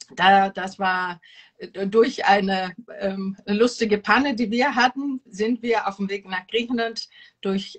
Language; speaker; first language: German; non-native, fluent; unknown